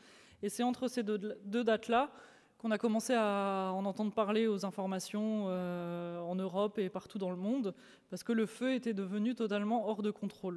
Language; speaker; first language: French; native; French